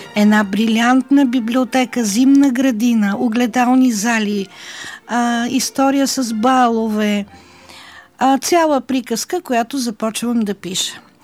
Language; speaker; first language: Bulgarian; native; Bulgarian